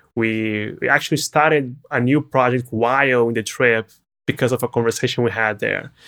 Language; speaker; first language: English; non-native, fluent; Portuguese